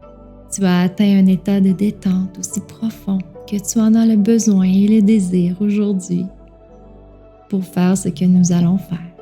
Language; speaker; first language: French; native; French